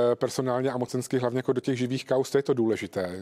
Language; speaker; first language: Czech; native; Czech